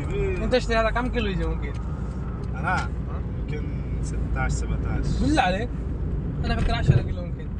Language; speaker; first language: Arabic; non-native, learner; Bangla